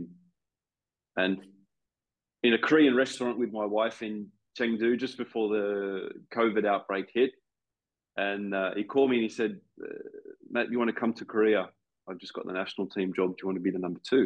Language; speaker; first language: English; native; English